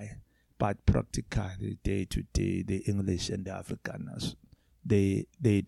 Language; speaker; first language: English; non-native, local second language; Zulu